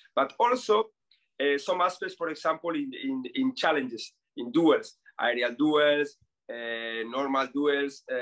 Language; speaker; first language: English; non-native, fluent; Spanish